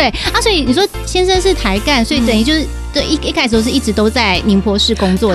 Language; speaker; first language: Chinese; native; Chinese